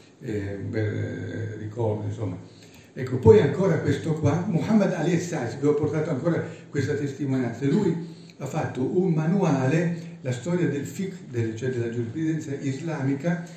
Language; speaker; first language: Italian; native; Italian